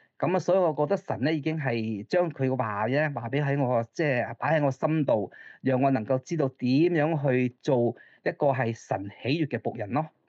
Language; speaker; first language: Cantonese; early bilingual, other home language; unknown